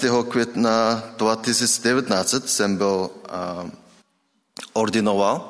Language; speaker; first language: Czech; non-native, learner; Mongolian